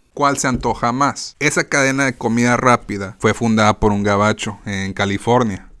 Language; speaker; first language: Spanish; native; Spanish